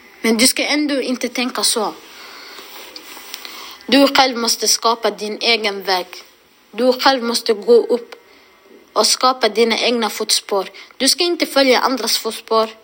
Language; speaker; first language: Swedish; non-native, local second language; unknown